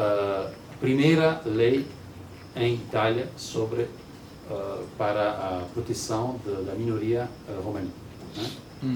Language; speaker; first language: Portuguese; non-native, learner; Italian